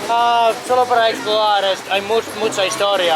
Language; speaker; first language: Spanish; non-native, learner; Finnish